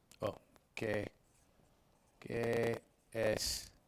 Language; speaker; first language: Spanish; non-native, learner; English